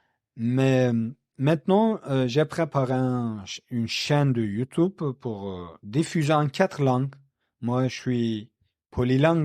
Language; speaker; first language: French; non-native, learner; Kurdish